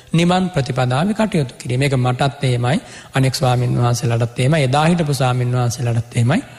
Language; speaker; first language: Sinhala; native; Sinhala